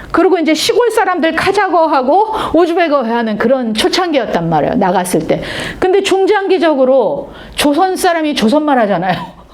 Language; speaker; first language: Korean; native; Korean